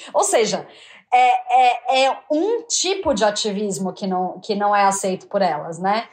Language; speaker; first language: Portuguese; native; Portuguese